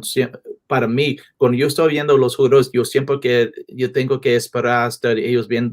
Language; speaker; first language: Spanish; non-native, learner; English